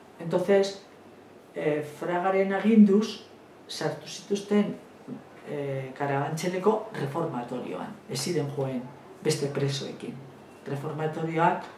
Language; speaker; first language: Basque; non-native, local second language; Spanish